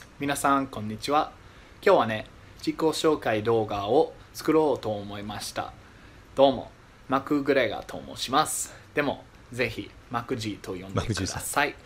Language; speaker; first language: Japanese; non-native, learner; English